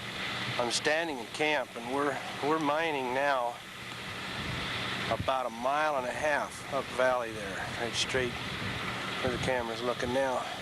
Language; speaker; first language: English; native; English